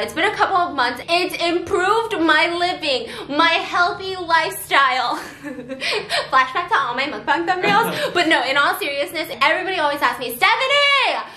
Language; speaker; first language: English; early bilingual, other home language; Korean